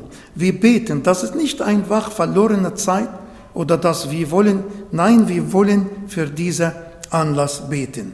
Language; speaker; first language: German; non-native, fluent; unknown